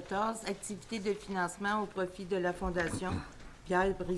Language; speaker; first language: French; native; French